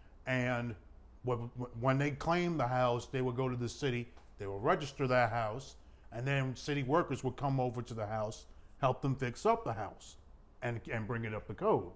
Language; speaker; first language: English; native; English